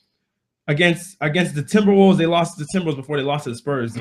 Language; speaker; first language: English; native; English